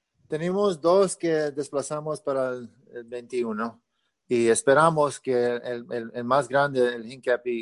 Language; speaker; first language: Spanish; early bilingual, heritage; Spanish